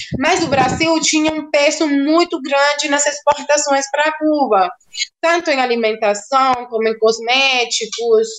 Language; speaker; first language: Portuguese; non-native, fluent; Spanish